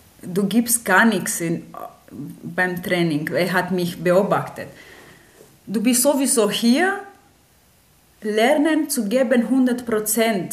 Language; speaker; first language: German; non-native, fluent; Romanian